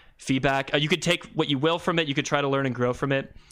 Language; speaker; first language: English; native; English